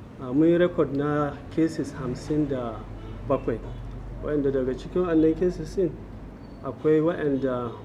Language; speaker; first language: Hausa; native; Hausa